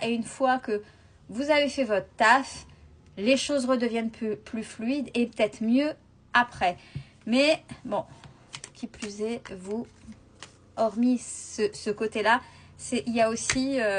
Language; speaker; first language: French; native; French